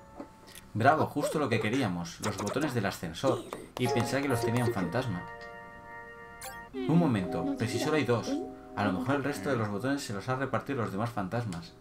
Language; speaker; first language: Spanish; native; Spanish